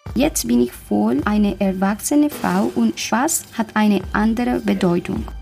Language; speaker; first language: German; non-native, fluent; Spanish